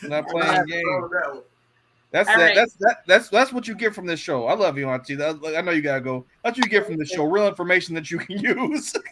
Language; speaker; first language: English; native; English